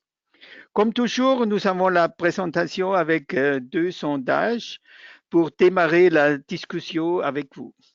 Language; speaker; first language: French; non-native, learner; German